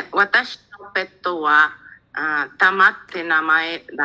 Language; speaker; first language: Japanese; non-native, learner; Spanish